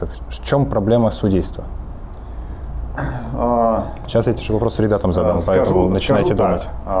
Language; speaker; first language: Russian; native; Russian